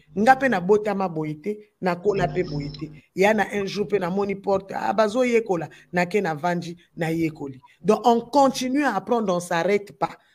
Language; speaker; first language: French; non-native, local second language; Lingala